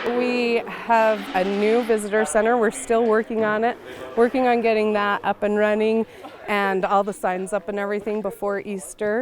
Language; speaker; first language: English; native; English